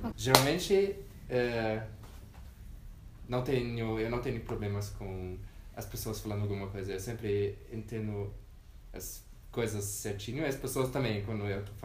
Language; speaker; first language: Portuguese; non-native, fluent; German